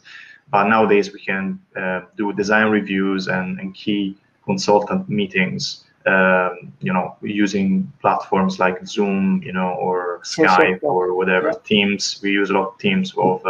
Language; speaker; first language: English; non-native, fluent; Italian